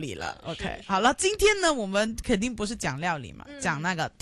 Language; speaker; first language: Chinese; non-native, local second language; Cantonese